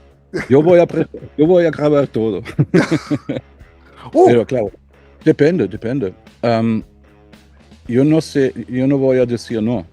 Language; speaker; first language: Spanish; non-native, learner; German